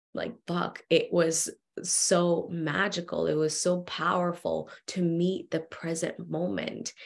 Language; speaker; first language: English; early bilingual, other home language; Spanish